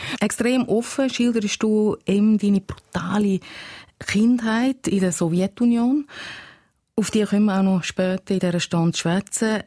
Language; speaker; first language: German; native; German